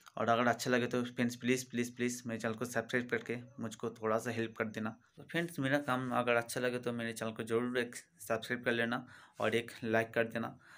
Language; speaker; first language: Hindi; non-native, local second language; Bangla